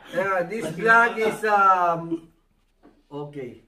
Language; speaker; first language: English; non-native, local second language; Filipino